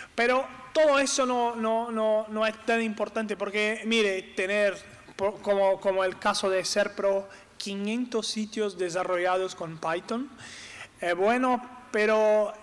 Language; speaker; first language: Spanish; non-native, learner; Portuguese